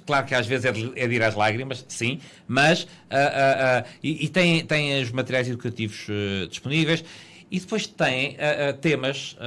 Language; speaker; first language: Portuguese; native; Portuguese